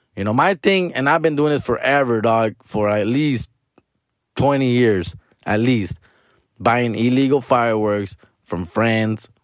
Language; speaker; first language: English; early bilingual, other home language; Spanish